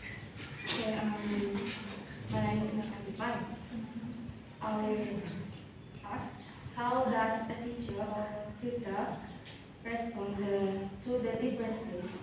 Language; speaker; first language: English; non-native, learner; Indonesian